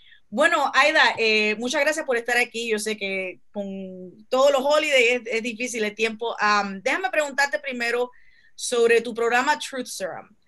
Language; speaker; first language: Spanish; early bilingual, heritage; Spanish